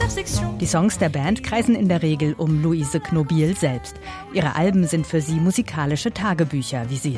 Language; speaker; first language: German; native; German